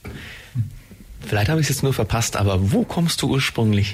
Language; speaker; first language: German; native; German